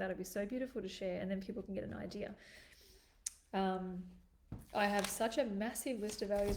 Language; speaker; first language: English; native; English